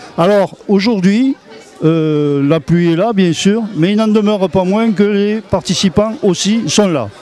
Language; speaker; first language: French; native; French